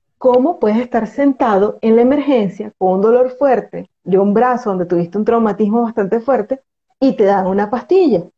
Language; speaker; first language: Spanish; native; Spanish